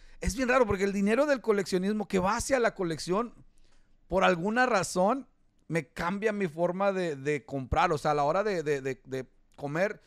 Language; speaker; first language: Spanish; early bilingual, heritage; Spanish